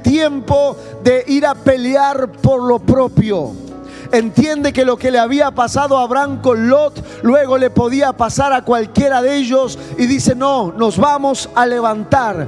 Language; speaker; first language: Spanish; native; Spanish